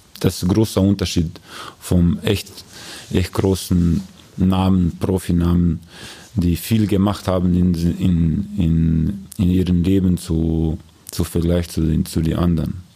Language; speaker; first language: German; non-native, learner; Croatian